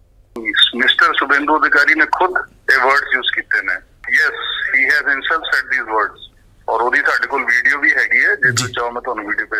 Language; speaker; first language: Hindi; non-native, local second language; Punjabi